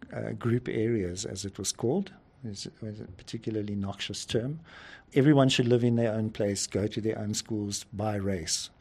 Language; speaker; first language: English; native; English